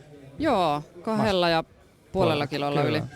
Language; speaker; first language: Finnish; native; Finnish